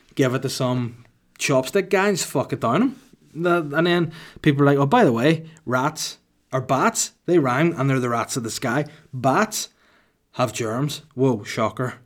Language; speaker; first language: English; native; English